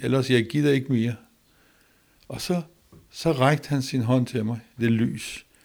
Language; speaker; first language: Danish; non-native, learner; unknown